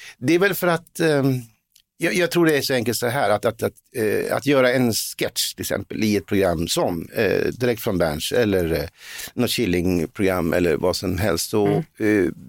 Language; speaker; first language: Swedish; native; Swedish